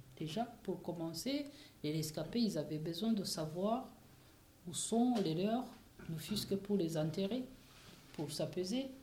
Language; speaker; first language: French; non-native, local second language; Kinyarwanda